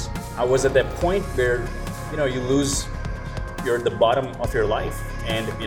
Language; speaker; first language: English; non-native, local second language; Gujarati